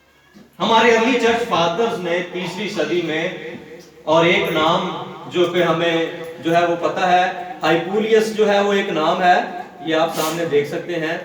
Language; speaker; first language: Urdu; native; Urdu